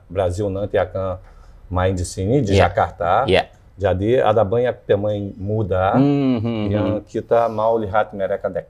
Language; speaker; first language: Indonesian; non-native, fluent; Portuguese